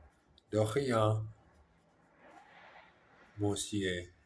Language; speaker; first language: French; non-native, learner; Portuguese